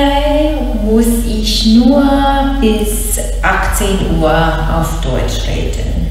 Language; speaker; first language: German; non-native, learner; English